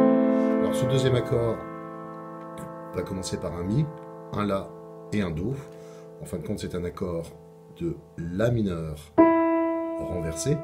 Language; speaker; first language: French; native; French